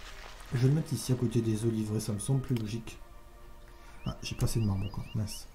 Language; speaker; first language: French; native; French